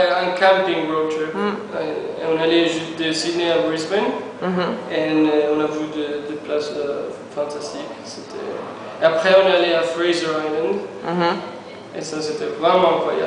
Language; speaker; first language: French; non-native, fluent; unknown